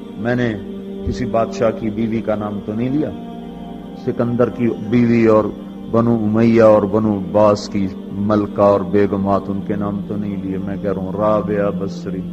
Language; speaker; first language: Urdu; non-native, local second language; Punjabi